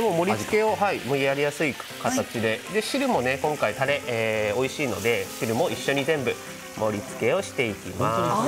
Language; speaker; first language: Japanese; native; Japanese